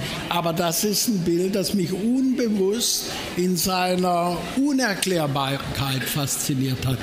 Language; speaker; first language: German; native; German